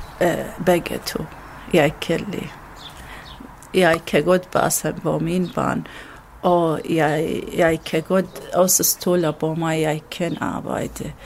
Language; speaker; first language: Danish; non-native, learner; Arabic